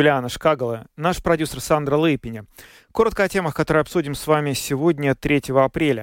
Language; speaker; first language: Russian; native; Russian